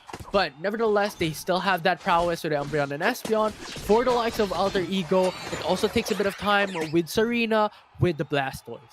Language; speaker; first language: English; non-native, local second language; Filipino